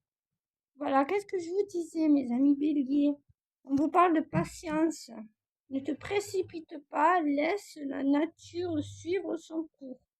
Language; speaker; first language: French; native; French